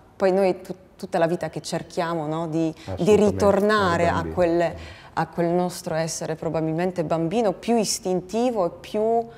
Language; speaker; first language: Italian; non-native, fluent; Polish